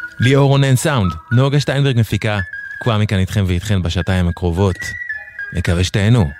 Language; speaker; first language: Hebrew; native; Hebrew